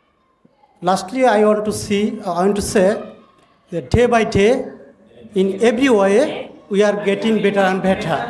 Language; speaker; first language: English; non-native, learner; Bangla